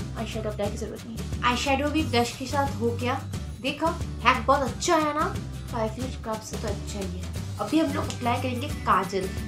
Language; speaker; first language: Hindi; non-native, local second language; Bangla